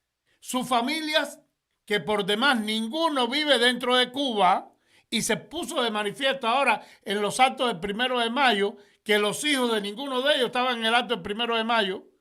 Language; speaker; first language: Spanish; native; Spanish